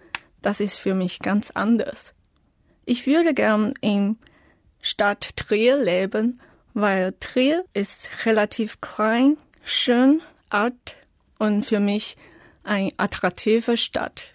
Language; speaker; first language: German; non-native, learner; Chinese